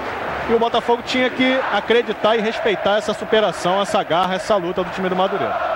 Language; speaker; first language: Portuguese; native; Portuguese